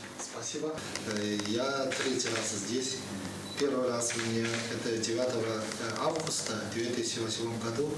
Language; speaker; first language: Russian; non-native, learner; Chinese